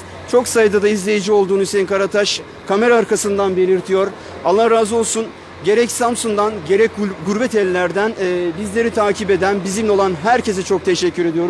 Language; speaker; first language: Turkish; native; Turkish